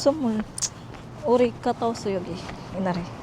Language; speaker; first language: Korean; non-native, learner; Filipino